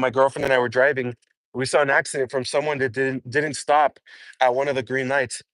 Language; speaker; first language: English; native; English